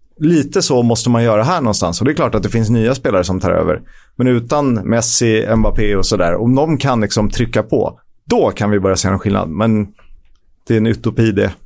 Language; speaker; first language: Swedish; native; Swedish